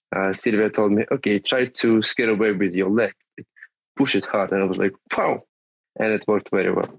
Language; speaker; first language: English; non-native, fluent; Russian